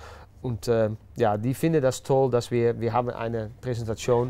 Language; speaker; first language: German; non-native, learner; Dutch